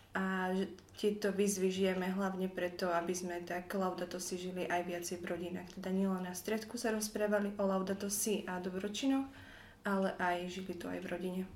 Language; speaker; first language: Slovak; native; Slovak